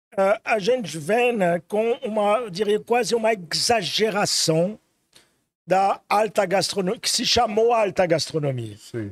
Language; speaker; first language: Portuguese; non-native, fluent; French